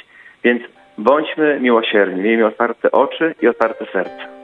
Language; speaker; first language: Polish; native; Polish